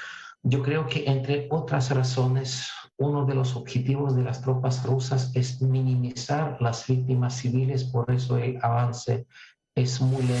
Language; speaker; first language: Spanish; non-native, fluent; Russian